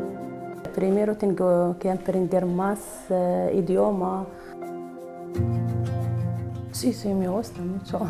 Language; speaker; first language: Spanish; non-native, learner; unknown